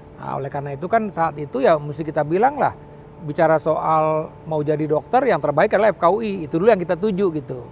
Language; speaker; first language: Indonesian; native; Indonesian